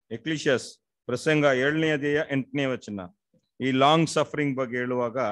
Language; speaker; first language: Kannada; non-native, local second language; Tamil